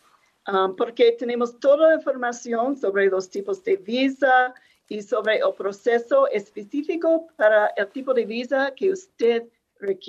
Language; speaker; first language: Spanish; non-native, fluent; English